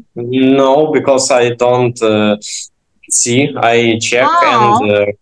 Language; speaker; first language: English; non-native, learner; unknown